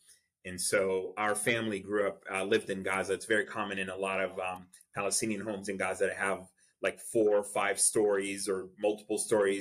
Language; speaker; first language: English; non-native, fluent; Arabic